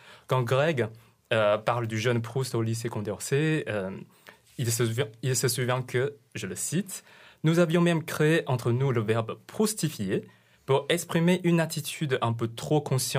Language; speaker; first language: French; non-native, fluent; Chinese